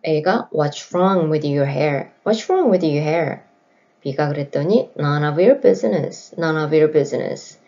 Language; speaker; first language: English; non-native, fluent; Korean